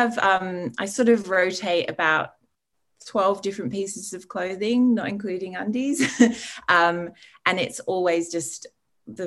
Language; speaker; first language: English; native; English